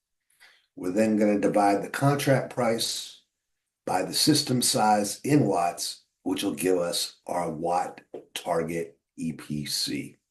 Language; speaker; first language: English; native; English